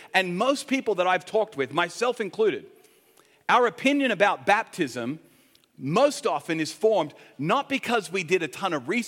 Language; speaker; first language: English; native; English